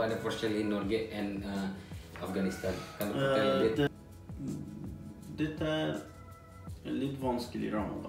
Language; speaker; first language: Norwegian; non-native, learner; Indonesian